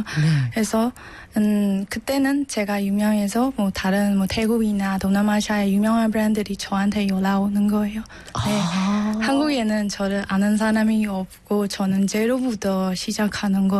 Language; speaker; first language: Korean; non-native, learner; Burmese